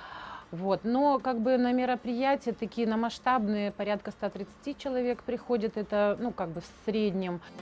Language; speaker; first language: Russian; native; Russian